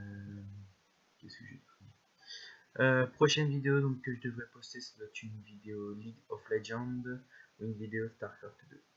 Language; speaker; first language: French; native; French